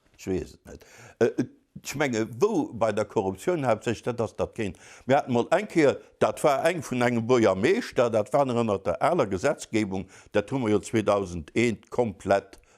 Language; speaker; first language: Luxembourgish; native; Luxembourgish